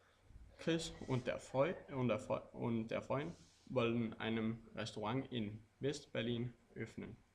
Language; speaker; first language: German; non-native, learner; Danish